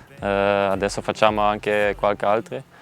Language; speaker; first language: Italian; non-native, learner; Dutch